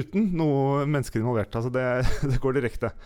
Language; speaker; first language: Norwegian; native; Norwegian